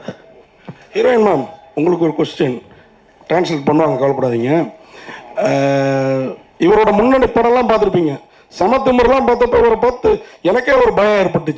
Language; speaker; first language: Tamil; native; Tamil